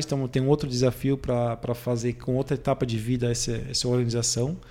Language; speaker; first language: Portuguese; non-native, fluent; Dutch